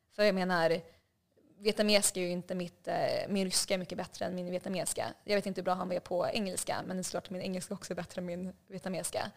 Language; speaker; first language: Swedish; native; Swedish